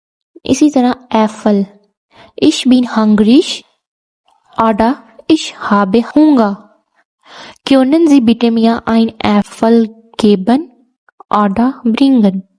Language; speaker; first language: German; non-native, learner; Urdu